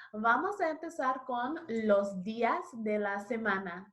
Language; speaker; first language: Spanish; non-native, learner; English